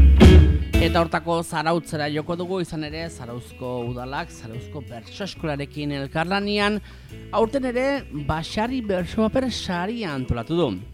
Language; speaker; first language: Basque; native; Basque